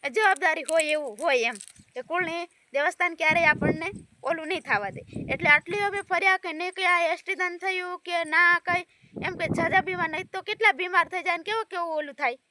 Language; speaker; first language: Gujarati; native; Gujarati